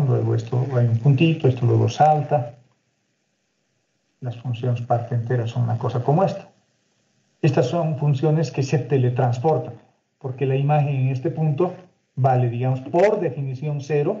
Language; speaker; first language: Spanish; native; Spanish